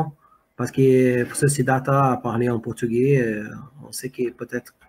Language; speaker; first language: French; non-native, fluent; Portuguese